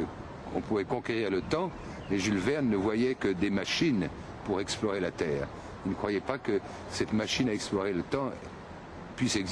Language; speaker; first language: French; native; French